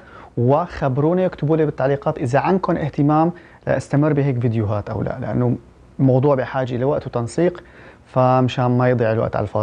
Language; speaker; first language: Arabic; early bilingual, heritage; Arabic